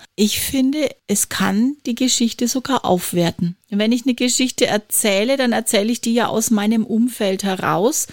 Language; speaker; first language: German; native; German